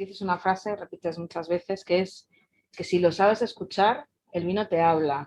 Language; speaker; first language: Spanish; native; Spanish